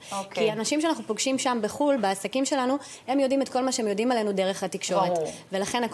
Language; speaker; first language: Hebrew; native; Hebrew